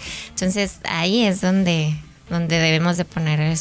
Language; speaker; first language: Spanish; native; Spanish